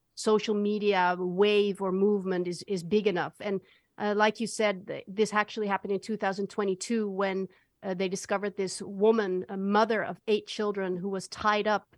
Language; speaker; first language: English; non-native, fluent; Dutch